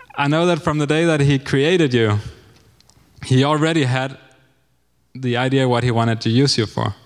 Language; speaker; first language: English; non-native, fluent; Danish